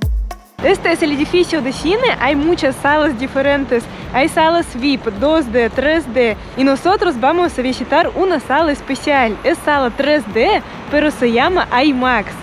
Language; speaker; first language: Spanish; non-native, learner; Russian